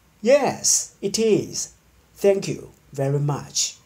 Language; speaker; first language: English; non-native, learner; Chinese